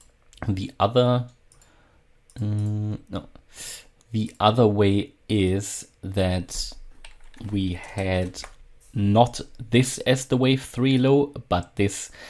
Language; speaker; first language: English; non-native, fluent; German